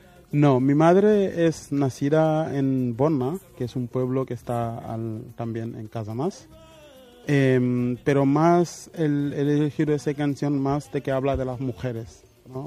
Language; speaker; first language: Spanish; non-native, fluent; Wolof